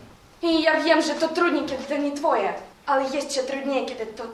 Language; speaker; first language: Polish; non-native, learner; Ukrainian